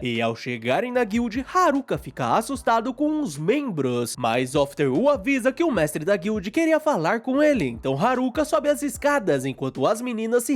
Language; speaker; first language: Portuguese; native; Portuguese